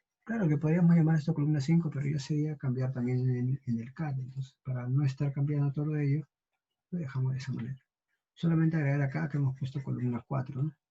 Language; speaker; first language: Spanish; native; Spanish